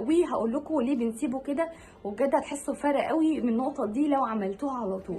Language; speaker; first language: Arabic; native; Arabic